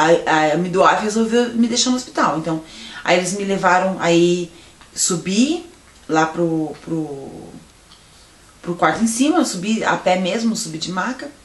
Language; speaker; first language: Portuguese; native; Portuguese